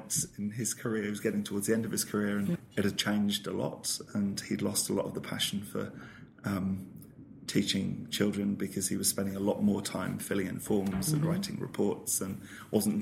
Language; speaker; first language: English; native; English